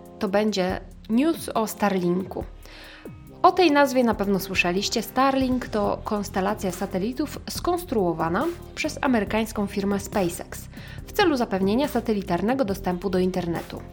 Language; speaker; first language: Polish; native; Polish